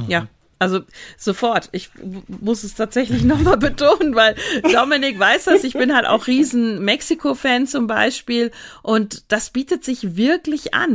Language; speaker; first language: German; native; German